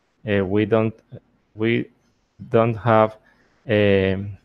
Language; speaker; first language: English; non-native, learner; Spanish